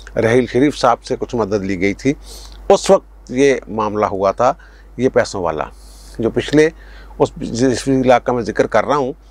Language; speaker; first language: Urdu; non-native, local second language; Punjabi